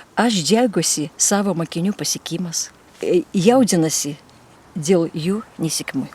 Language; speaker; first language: Lithuanian; non-native, fluent; Russian